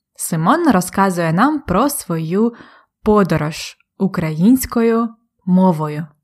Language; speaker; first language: Ukrainian; native; Ukrainian